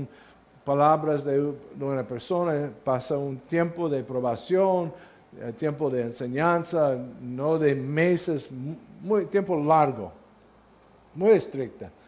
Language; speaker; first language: Spanish; non-native, learner; English